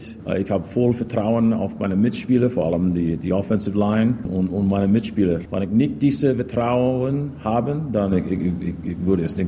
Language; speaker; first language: German; non-native, learner; English